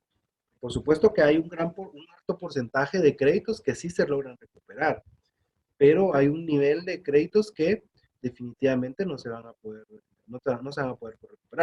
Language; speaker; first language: Spanish; native; Spanish